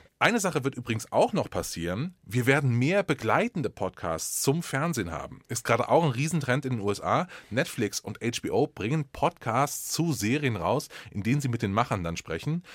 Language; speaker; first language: German; native; German